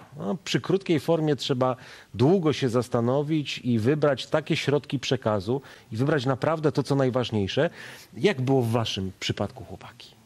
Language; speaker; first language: Polish; native; Polish